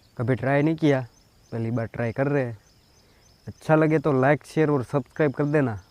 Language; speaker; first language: Hindi; non-native, local second language; Gujarati